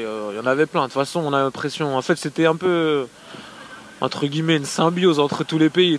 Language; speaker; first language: French; native; French